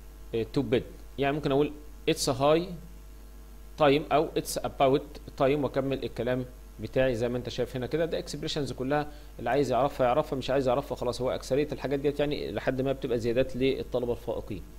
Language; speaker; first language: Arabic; native; Arabic